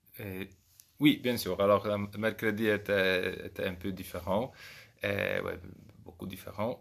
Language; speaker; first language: French; non-native, fluent; Polish